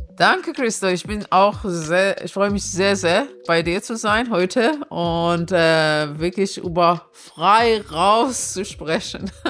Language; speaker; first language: German; non-native, fluent; Persian